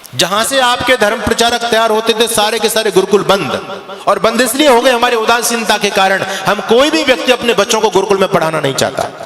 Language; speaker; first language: Hindi; native; Hindi